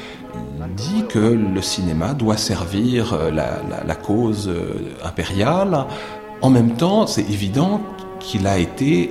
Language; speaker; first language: French; native; French